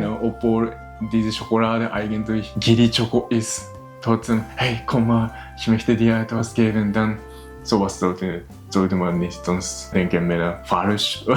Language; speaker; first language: German; non-native, learner; Japanese